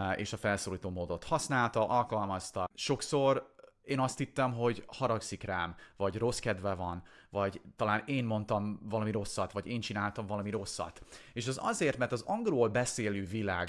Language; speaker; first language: Hungarian; non-native, fluent; English